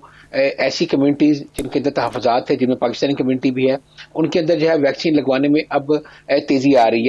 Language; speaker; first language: Urdu; native; Urdu